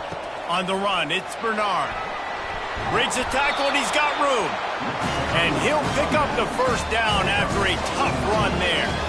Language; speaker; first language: English; native; English